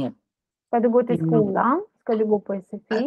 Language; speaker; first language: Swedish; non-native, fluent; Russian